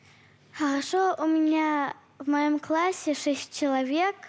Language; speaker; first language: Russian; early bilingual, heritage; Russian